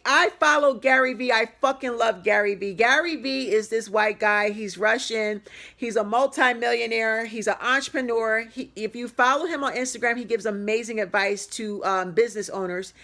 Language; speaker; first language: English; native; English